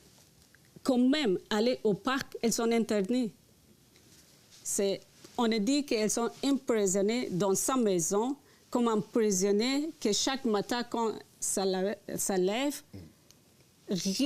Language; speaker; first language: French; non-native, learner; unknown